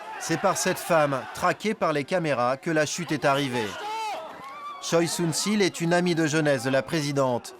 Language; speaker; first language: French; native; French